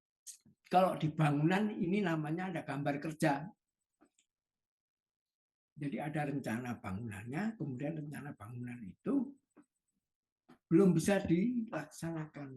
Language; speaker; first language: Indonesian; native; Indonesian